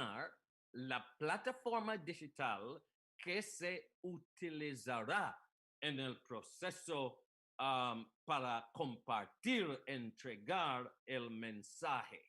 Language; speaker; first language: Spanish; non-native, learner; English